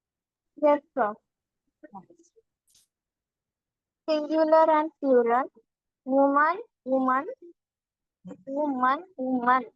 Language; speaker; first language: English; non-native, learner; Hindi